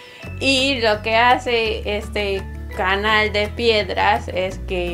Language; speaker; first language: Spanish; non-native, fluent; Hungarian